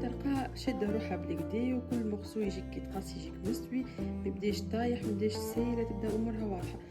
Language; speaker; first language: Arabic; native; Arabic